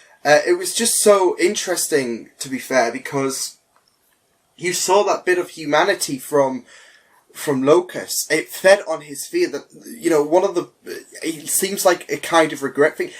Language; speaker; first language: English; native; English